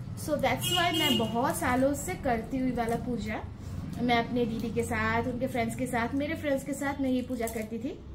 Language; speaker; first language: Hindi; non-native, local second language; Bangla